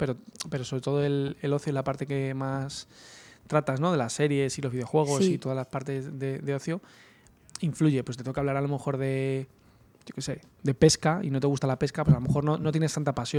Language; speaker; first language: Spanish; native; Spanish